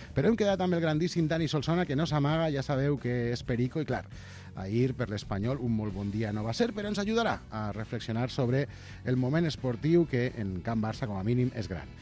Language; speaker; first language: Catalan; native; Catalan